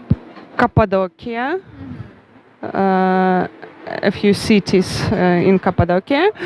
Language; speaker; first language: English; non-native, learner; Russian